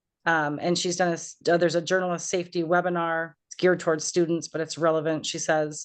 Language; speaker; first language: English; native; English